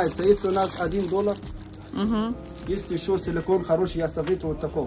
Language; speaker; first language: Russian; non-native, learner; Arabic